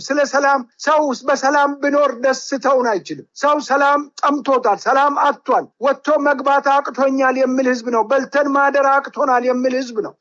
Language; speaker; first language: Amharic; native; Amharic